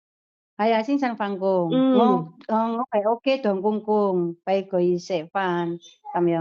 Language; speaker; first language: Cantonese; non-native, learner; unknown